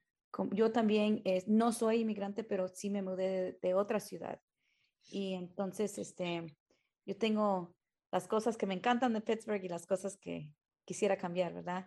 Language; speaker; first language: Spanish; early bilingual, heritage; Spanish